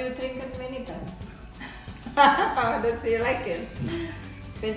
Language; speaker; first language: English; non-native, learner; Indonesian